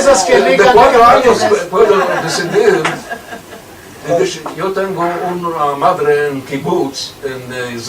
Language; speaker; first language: Spanish; early bilingual, heritage; Ladino